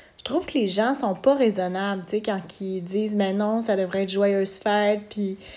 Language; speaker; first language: French; native; French